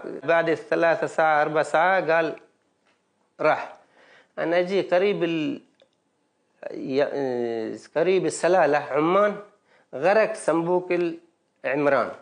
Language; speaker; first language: Arabic; non-native, learner; Baluchi